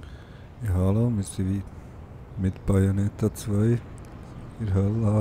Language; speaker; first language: German; native; German